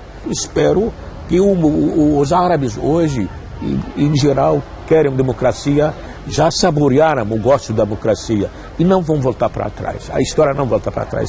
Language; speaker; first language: Portuguese; non-native, fluent; Arabic